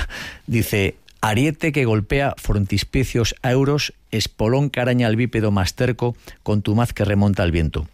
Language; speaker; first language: Spanish; native; Spanish